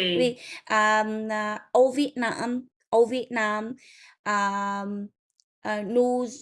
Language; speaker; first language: French; non-native, learner; Vietnamese